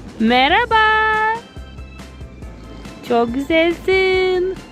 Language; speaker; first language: Turkish; non-native, learner; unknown